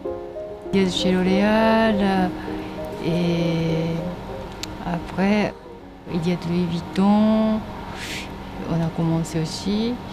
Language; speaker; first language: French; non-native, learner; Japanese